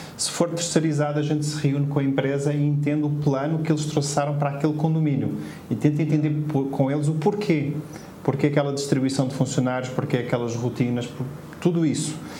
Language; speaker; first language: Portuguese; native; Portuguese